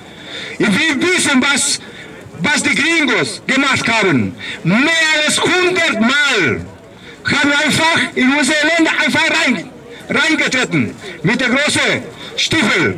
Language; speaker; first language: German; non-native, learner; Spanish